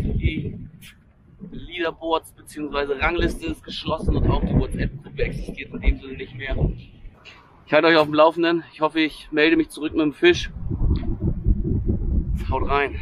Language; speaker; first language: German; native; German